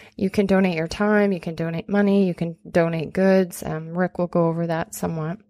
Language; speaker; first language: English; native; English